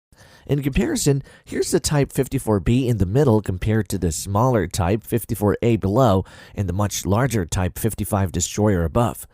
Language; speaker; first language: English; non-native, fluent; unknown